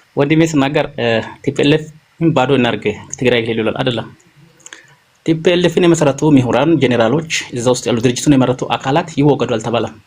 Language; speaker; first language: Amharic; non-native, local second language; Hadiyya